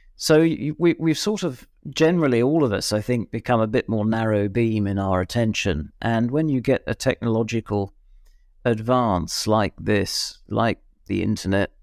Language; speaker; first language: English; native; English